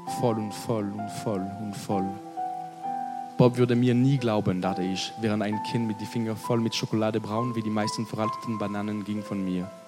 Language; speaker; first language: German; non-native, learner; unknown